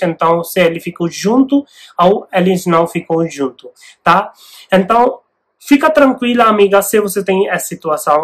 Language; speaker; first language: Portuguese; non-native, learner; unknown